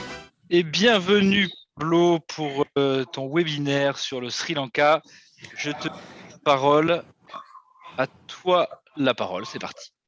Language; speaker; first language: French; native; French